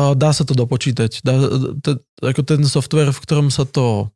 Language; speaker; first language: Slovak; native; Slovak